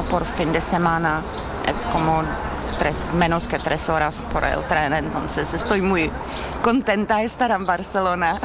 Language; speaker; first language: Spanish; non-native, fluent; Czech